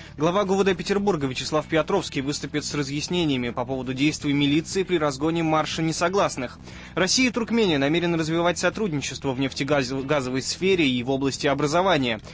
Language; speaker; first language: Russian; native; Russian